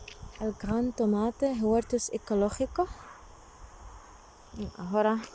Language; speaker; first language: Spanish; non-native, learner; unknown